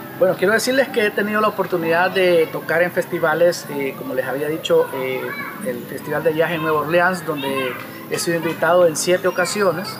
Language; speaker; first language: Spanish; native; Spanish